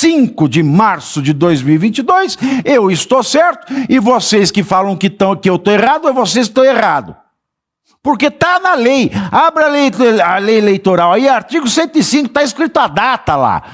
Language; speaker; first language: Portuguese; native; Portuguese